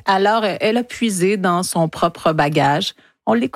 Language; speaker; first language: French; native; French